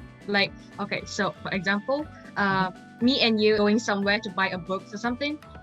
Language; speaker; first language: English; non-native, local second language; Chinese